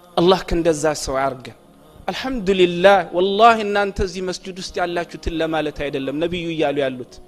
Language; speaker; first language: Amharic; non-native, local second language; Oromo